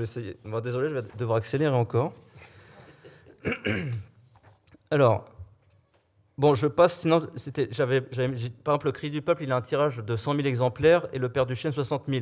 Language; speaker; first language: French; native; French